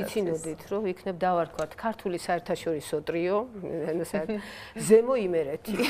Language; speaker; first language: Georgian; native; Georgian